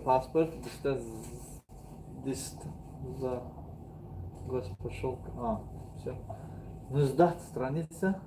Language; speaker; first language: Russian; non-native, fluent; Tajik